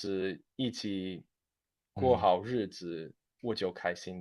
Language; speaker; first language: Chinese; non-native, fluent; English